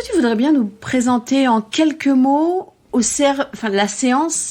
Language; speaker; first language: French; native; French